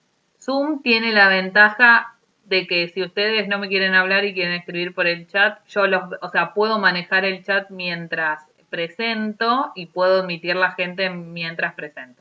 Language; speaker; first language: Spanish; native; Spanish